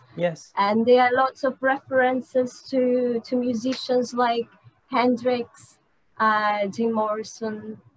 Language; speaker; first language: English; non-native, fluent; Portuguese